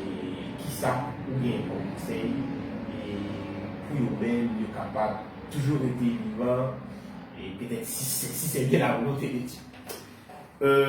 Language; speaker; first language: Haitian Creole; native; Haitian Creole